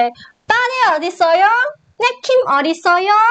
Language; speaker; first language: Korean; non-native, learner; English